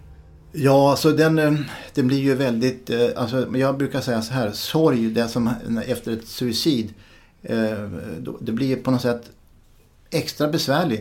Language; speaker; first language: Swedish; native; Swedish